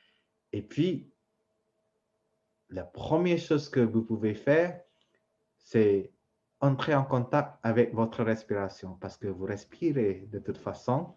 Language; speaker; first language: French; non-native, fluent; Vietnamese